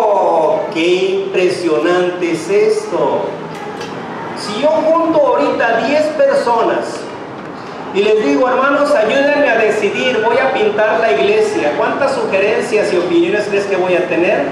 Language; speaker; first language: Spanish; native; Spanish